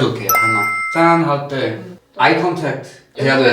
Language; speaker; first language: Korean; non-native, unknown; English